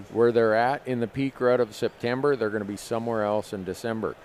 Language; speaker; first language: English; native; English